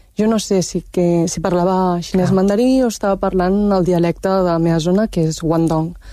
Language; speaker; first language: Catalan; early bilingual, heritage; Catalan